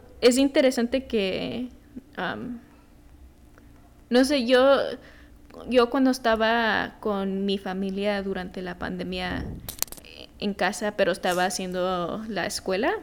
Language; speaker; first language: Spanish; early bilingual, heritage; Spanish